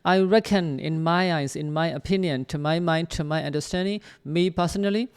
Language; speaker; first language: English; non-native, fluent; Burmese